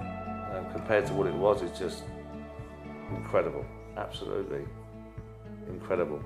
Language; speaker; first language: English; native; English